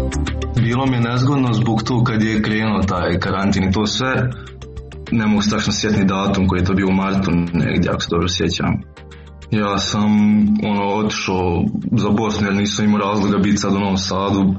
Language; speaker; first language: Serbian; native; Serbian